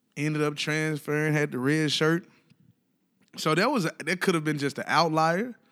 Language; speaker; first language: English; native; English